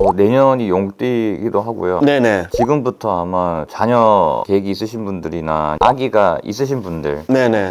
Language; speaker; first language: Korean; native; Korean